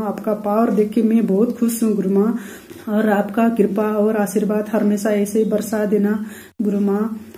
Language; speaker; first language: Hindi; non-native, local second language; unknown